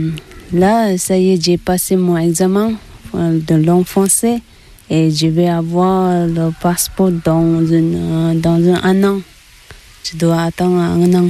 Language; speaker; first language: French; non-native, learner; Tibetan